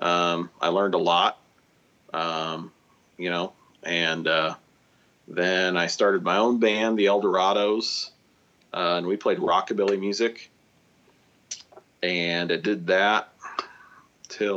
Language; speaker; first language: English; native; English